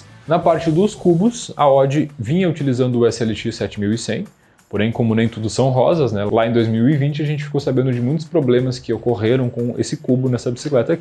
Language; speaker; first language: Portuguese; native; Portuguese